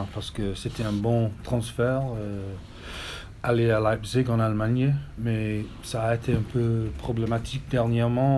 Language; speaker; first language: French; non-native, learner; English